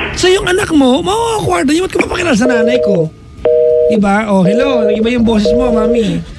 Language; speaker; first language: Filipino; native; Filipino